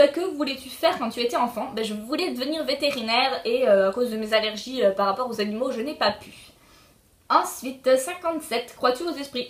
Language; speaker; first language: French; early bilingual, other home language; Polish